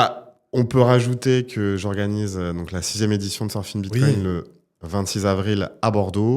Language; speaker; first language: French; native; French